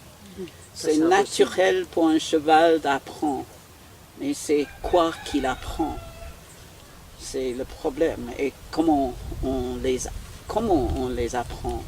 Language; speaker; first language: French; non-native, fluent; English